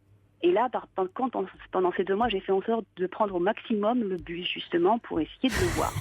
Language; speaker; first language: French; native; French